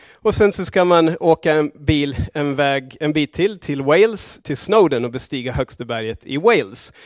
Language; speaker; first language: Swedish; non-native, fluent; English